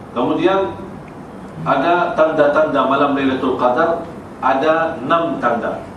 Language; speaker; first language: Malay; non-native, fluent; Arabic